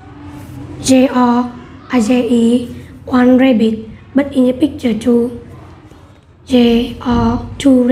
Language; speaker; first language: English; non-native, learner; Vietnamese